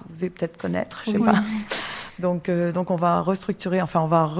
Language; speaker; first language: French; native; French